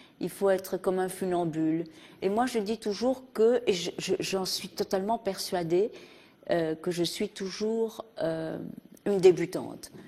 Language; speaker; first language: French; early bilingual, heritage; French